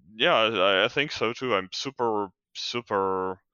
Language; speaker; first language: English; non-native, fluent; Ukrainian